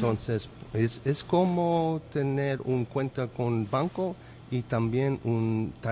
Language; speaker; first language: Spanish; non-native, learner; English